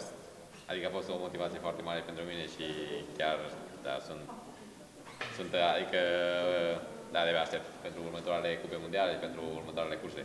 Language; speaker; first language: Romanian; early bilingual, heritage; Romanian